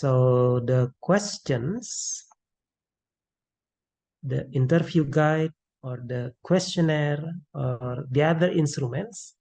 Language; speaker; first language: English; non-native, local second language; Indonesian